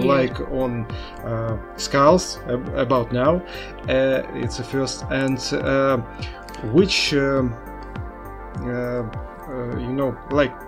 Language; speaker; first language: English; non-native, learner; Russian